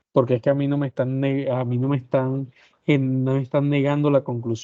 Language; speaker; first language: Spanish; native; Spanish